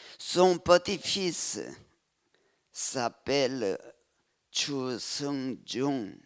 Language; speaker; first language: French; non-native, fluent; Korean